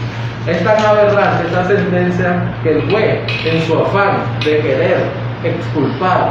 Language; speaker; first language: Spanish; native; Spanish